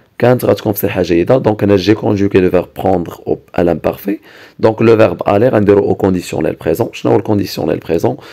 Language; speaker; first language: French; non-native, local second language; Arabic